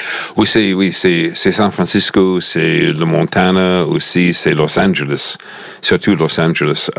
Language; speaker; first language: French; non-native, fluent; English